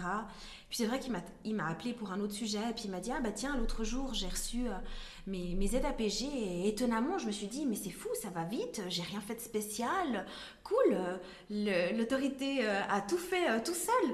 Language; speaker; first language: French; native; French